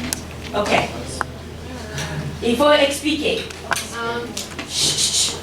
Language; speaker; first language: French; non-native, fluent; English